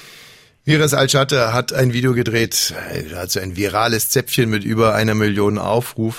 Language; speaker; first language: German; native; German